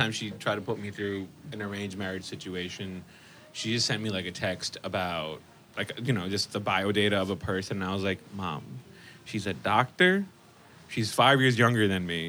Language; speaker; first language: English; non-native, local second language; Urdu